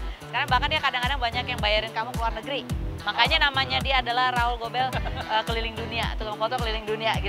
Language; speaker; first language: Indonesian; native; Indonesian